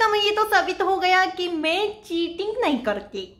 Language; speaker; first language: Hindi; non-native, fluent; Japanese